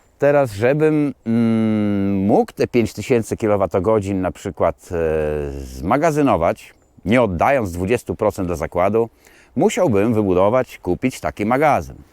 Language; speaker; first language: Polish; native; Polish